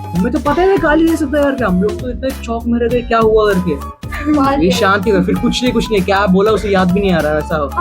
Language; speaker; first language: Hindi; non-native, local second language; Malayalam